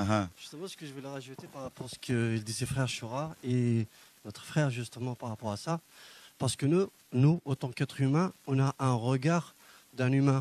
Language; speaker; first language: French; non-native, local second language; Kabyle